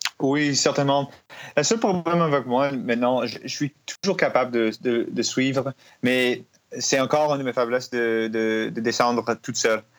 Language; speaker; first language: French; non-native, learner; English